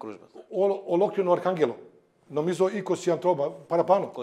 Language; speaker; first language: Greek; non-native, fluent; Serbian